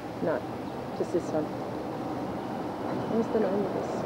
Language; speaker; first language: English; native; English